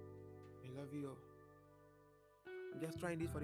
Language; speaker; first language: English; non-native, local second language; Yoruba